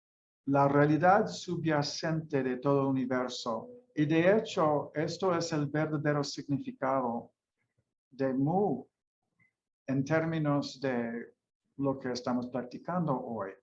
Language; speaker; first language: Spanish; non-native, fluent; English